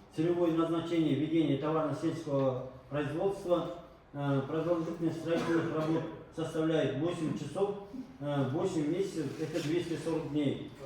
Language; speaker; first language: Russian; non-native, local second language; Kazakh